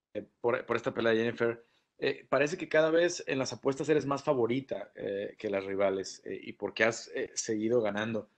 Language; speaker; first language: Spanish; native; Spanish